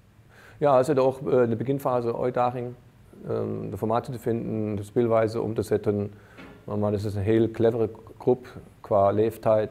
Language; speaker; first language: Dutch; non-native, fluent; German